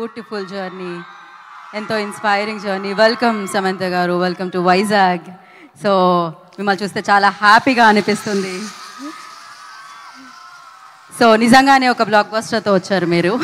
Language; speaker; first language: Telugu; native; Telugu